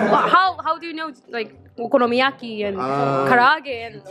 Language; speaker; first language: English; non-native, fluent; Japanese